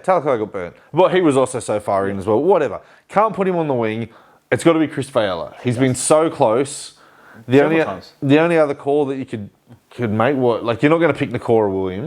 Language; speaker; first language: English; native; English